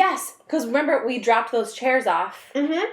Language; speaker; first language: English; native; English